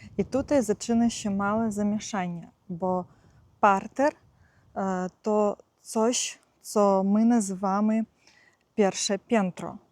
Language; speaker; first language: Polish; non-native, fluent; Ukrainian